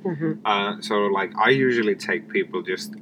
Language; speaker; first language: English; non-native, fluent; Finnish